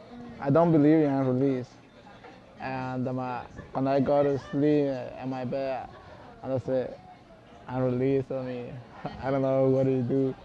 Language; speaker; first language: English; non-native, learner; Spanish